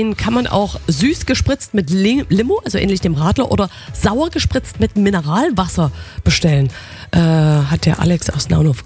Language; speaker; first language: German; native; German